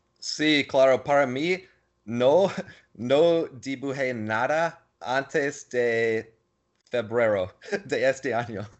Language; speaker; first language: Spanish; non-native, learner; English